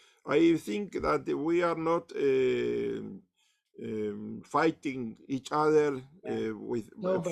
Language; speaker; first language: English; non-native, learner; Spanish